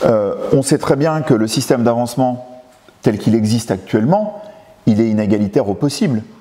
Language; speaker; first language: French; native; French